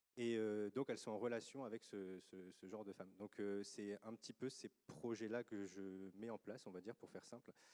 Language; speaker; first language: French; native; French